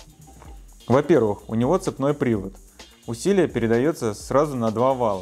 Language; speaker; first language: Russian; native; Russian